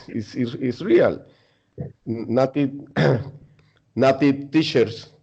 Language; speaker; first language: English; non-native, learner; Spanish